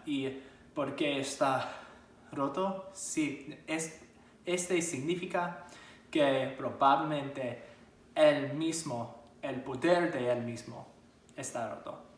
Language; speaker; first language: Spanish; non-native, learner; English